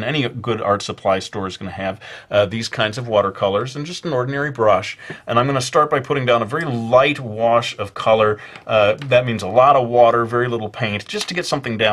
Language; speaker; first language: English; native; English